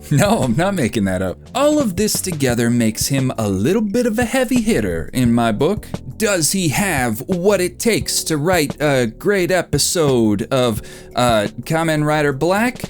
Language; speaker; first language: English; native; English